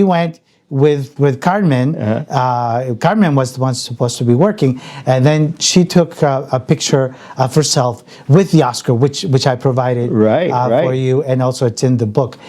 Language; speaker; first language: English; early bilingual, other home language; Spanish